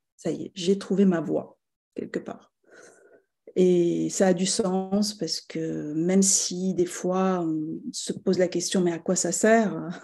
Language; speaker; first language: French; non-native, local second language; Arabic